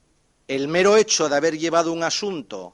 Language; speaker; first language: Spanish; native; Spanish